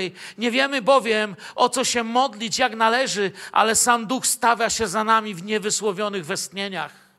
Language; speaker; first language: Polish; native; Polish